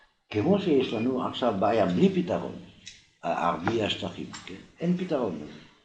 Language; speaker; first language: Hebrew; non-native, fluent; French